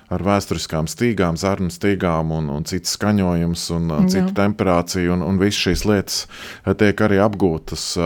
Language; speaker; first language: Latvian; native; Latvian